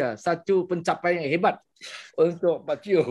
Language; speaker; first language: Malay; non-native, local second language; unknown